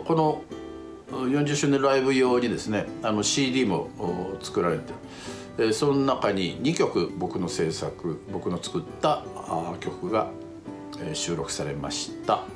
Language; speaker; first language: Japanese; native; Japanese